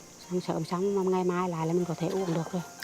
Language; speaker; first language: Vietnamese; native; Vietnamese